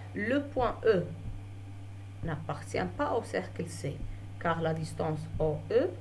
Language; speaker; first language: French; non-native, local second language; Arabic